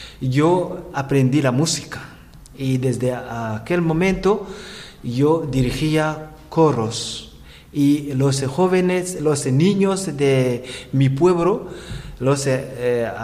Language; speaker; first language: Spanish; non-native, learner; Rundi